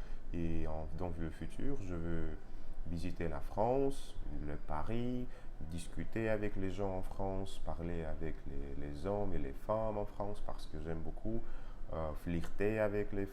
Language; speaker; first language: French; non-native, learner; Russian